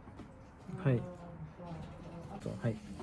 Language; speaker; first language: Japanese; non-native, fluent; Russian